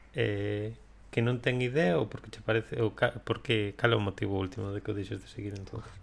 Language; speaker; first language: Galician; non-native, local second language; Spanish